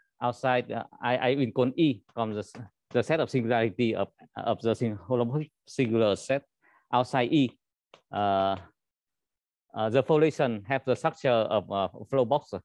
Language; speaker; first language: English; non-native, learner; Vietnamese